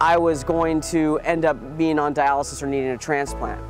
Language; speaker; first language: English; native; English